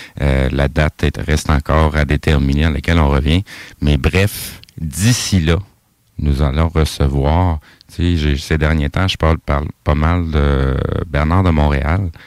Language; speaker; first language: French; native; French